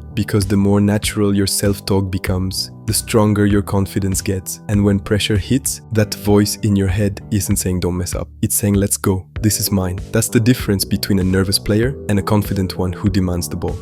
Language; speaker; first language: English; native; English